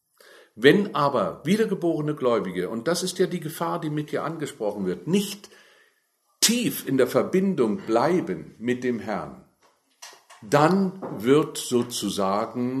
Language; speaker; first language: German; native; German